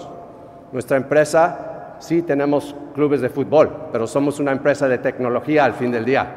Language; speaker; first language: Spanish; non-native, fluent; English